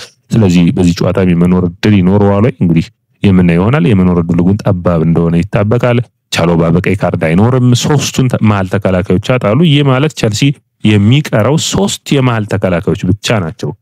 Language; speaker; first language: Amharic; native; Amharic